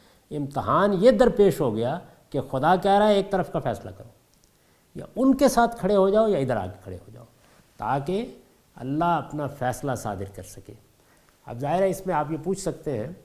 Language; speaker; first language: Urdu; native; Urdu